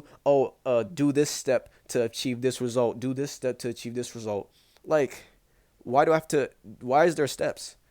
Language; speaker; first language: English; native; English